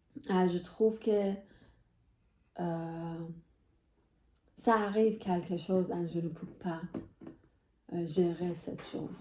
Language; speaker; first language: French; non-native, learner; Persian